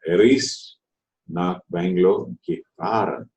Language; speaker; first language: German; non-native, fluent; Telugu